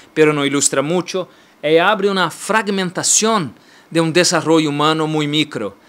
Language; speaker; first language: Spanish; non-native, learner; Portuguese